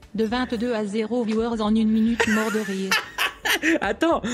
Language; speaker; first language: French; native; French